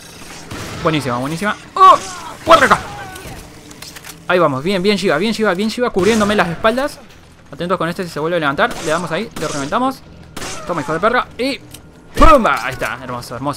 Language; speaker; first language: Spanish; native; Spanish